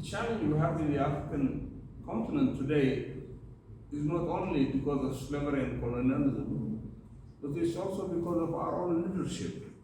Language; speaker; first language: English; non-native, local second language; Amharic